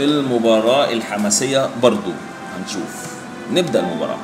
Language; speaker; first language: Arabic; native; Arabic